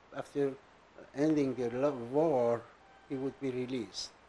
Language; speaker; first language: English; non-native, fluent; Persian